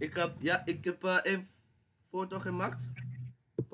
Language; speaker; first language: Dutch; non-native, fluent; English